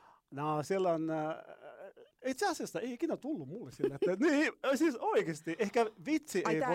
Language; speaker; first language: Finnish; non-native, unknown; Arabic